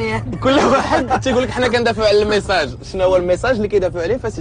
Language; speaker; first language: Arabic; native; Arabic